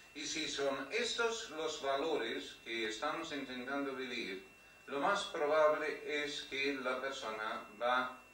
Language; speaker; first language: Spanish; non-native, fluent; English